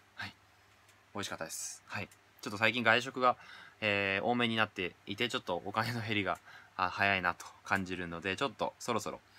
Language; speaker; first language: Japanese; native; Japanese